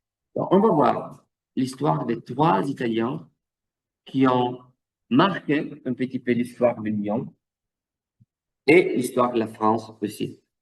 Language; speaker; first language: French; non-native, fluent; Italian